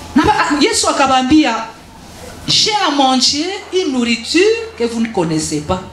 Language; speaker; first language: French; non-native, local second language; Swahili